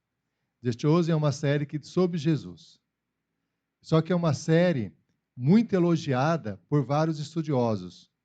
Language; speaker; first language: Portuguese; native; Portuguese